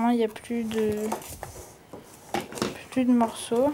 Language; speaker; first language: French; native; French